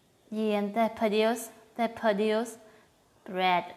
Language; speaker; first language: English; non-native, learner; Vietnamese